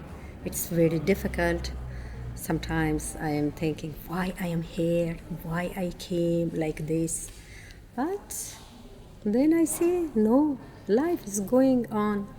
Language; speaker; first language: English; non-native, learner; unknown